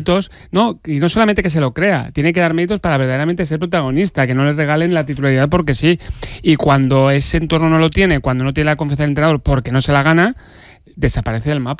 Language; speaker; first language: Spanish; native; Spanish